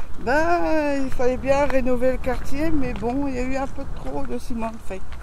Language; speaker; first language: French; native; French